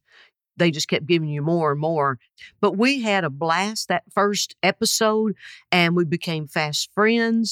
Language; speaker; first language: English; native; English